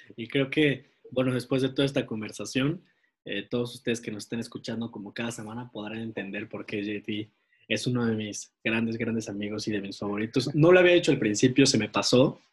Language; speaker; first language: Spanish; native; Spanish